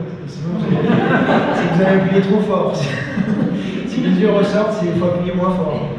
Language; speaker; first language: French; native; French